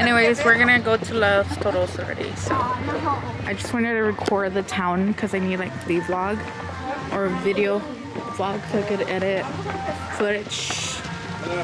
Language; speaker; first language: English; early bilingual, other home language; Spanish